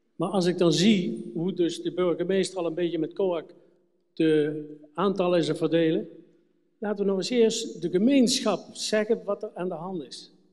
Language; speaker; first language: Dutch; native; Dutch